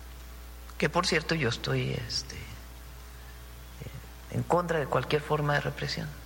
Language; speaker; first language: Spanish; native; Spanish